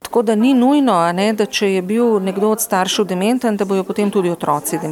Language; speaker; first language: Slovenian; native; Slovenian